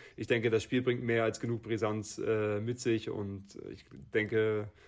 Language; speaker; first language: German; native; German